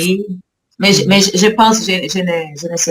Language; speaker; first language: French; non-native, learner; Portuguese